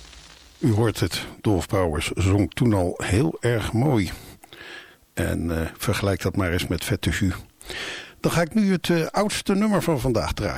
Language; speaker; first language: Dutch; native; Dutch